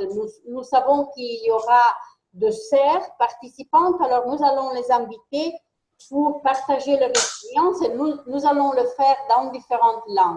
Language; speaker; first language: French; non-native, fluent; Italian